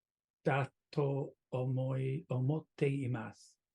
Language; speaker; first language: Japanese; non-native, learner; English